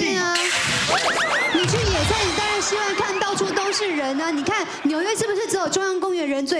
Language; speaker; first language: Chinese; native; Chinese